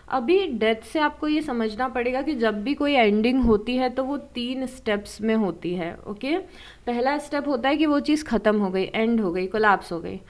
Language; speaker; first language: Hindi; native; Hindi